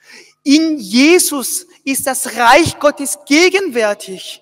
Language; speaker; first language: German; non-native, fluent; Korean